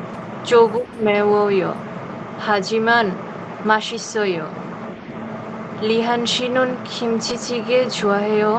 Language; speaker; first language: Korean; non-native, learner; Bangla